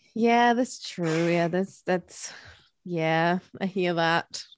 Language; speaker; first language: English; non-native, fluent; German